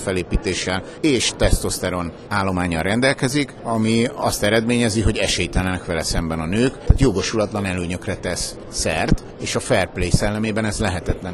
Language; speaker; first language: Hungarian; native; Hungarian